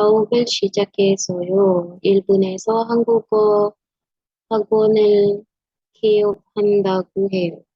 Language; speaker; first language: Korean; non-native, learner; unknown